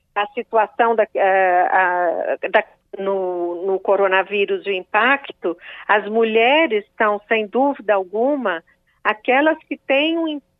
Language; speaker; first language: Portuguese; native; Portuguese